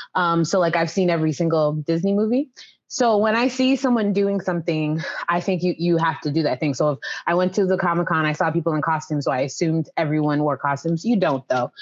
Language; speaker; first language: English; native; English